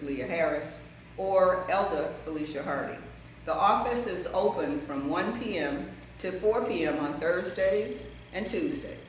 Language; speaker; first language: English; native; English